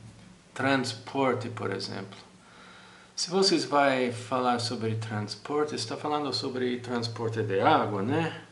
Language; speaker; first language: Portuguese; non-native, fluent; English